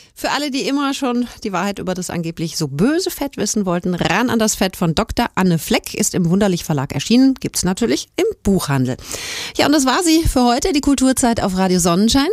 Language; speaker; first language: German; native; German